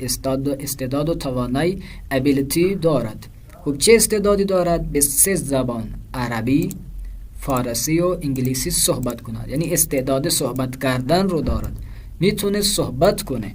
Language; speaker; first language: Persian; non-native, fluent; Urdu